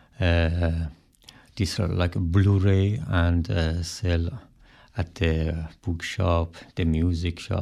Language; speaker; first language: English; non-native, learner; Persian